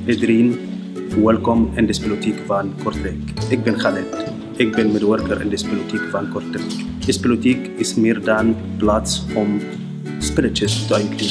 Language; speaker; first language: Dutch; non-native, learner; Arabic